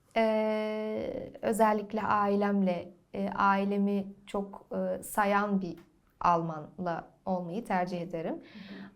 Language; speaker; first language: Turkish; early bilingual, heritage; Turkish